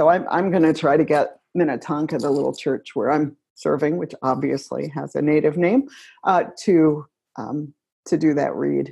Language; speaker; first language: English; native; English